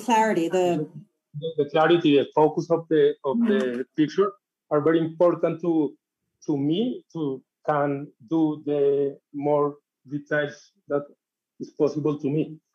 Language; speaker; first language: English; non-native, learner; Spanish